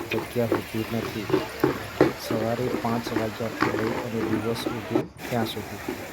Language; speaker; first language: Gujarati; non-native, local second language; Bhili